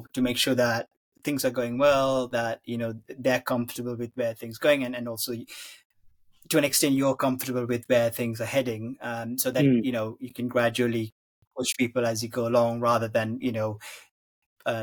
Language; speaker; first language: English; non-native, local second language; Sinhala